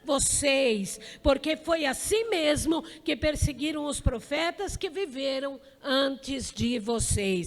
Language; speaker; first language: Portuguese; native; Portuguese